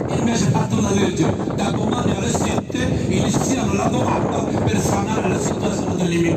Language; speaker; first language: Italian; non-native, fluent; Bangla